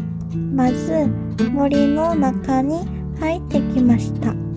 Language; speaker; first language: Japanese; non-native, fluent; Korean